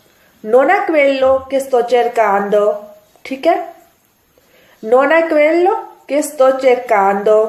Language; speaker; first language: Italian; non-native, fluent; Urdu